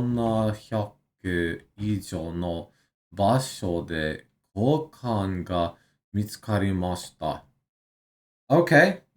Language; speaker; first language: Japanese; non-native, learner; English